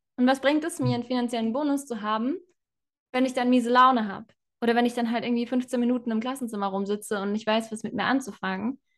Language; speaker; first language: German; native; German